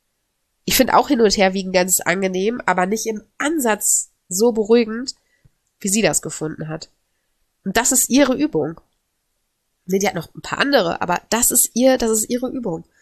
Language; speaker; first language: German; native; German